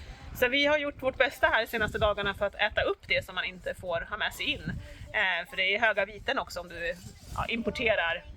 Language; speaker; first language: Swedish; native; Swedish